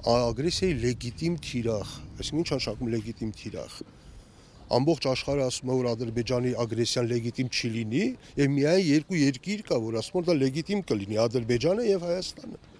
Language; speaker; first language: Armenian; native; Armenian